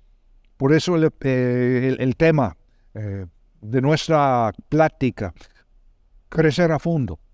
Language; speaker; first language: Spanish; non-native, fluent; English